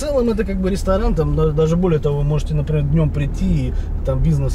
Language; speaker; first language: Russian; native; Russian